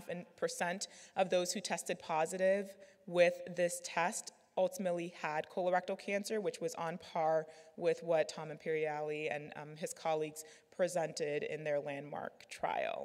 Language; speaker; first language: English; native; English